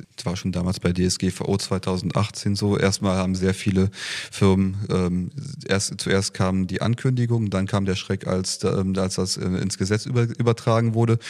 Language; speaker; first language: German; native; German